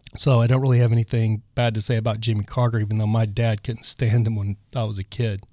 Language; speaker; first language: English; native; English